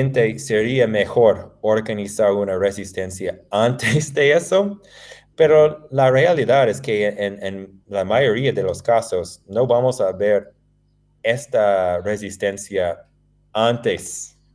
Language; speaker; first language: Spanish; non-native, fluent; English